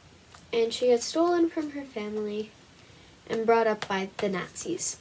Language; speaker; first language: English; native; English